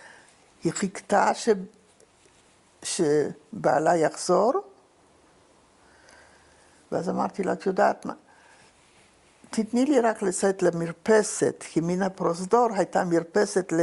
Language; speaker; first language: Hebrew; non-native, fluent; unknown